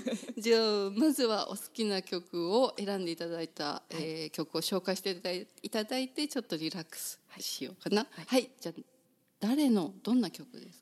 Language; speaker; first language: Japanese; native; Japanese